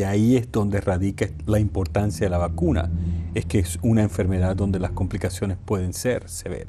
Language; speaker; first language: Spanish; native; Spanish